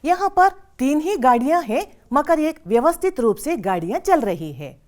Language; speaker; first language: Hindi; non-native, local second language; Kannada